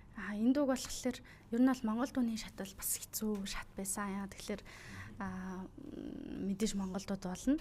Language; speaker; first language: Mongolian; native; Mongolian